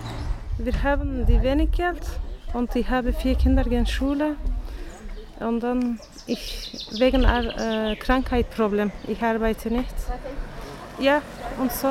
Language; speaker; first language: German; non-native, learner; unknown